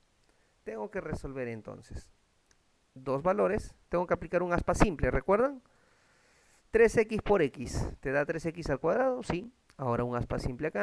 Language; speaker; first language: Spanish; native; Spanish